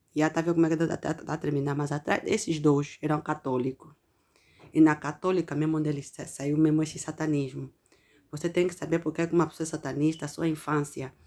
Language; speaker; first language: Portuguese; native; Portuguese